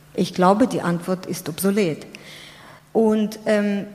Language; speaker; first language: German; non-native, fluent; Ukrainian